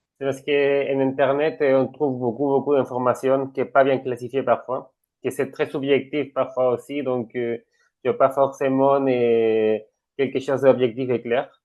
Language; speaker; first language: French; non-native, fluent; Spanish